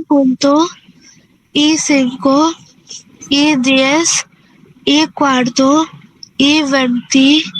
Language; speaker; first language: Spanish; non-native, learner; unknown